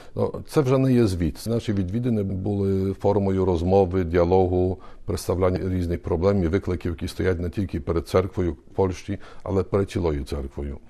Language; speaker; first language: Ukrainian; early bilingual, heritage; Ukrainian